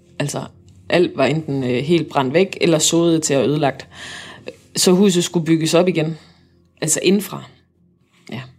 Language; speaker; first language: Danish; native; Danish